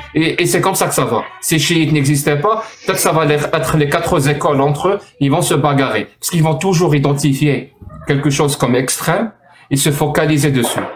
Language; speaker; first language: French; non-native, local second language; Arabic